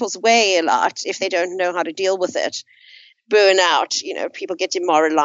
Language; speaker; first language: English; native; English